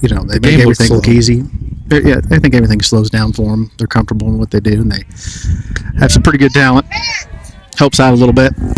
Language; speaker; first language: English; native; English